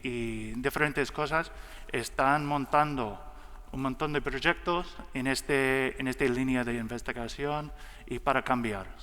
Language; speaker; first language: Spanish; non-native, learner; English